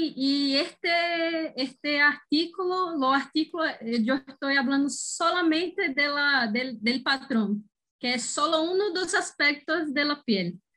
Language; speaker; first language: Spanish; non-native, learner; Portuguese